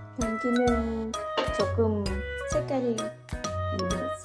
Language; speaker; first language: Korean; non-native, learner; Vietnamese